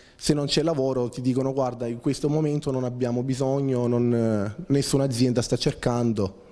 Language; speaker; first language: Italian; native; Italian